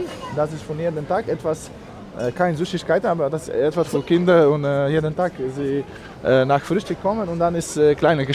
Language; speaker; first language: German; non-native, learner; Polish